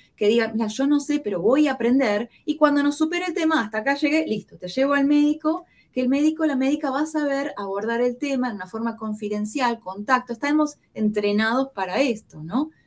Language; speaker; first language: Spanish; native; Spanish